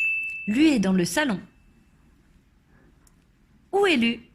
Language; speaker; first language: French; native; French